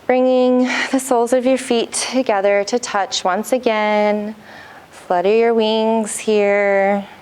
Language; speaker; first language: English; native; English